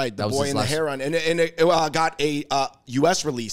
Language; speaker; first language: English; native; English